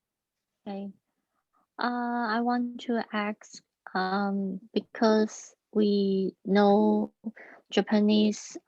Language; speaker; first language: English; non-native, learner; Chinese